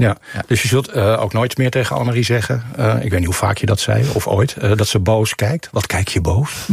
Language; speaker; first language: Dutch; native; Dutch